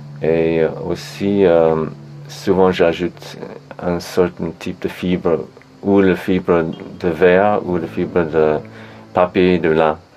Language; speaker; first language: French; non-native, fluent; English